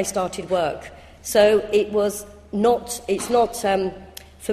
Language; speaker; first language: English; early bilingual, other home language; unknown